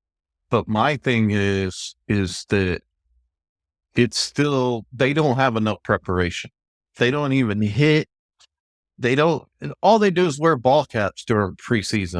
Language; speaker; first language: English; native; English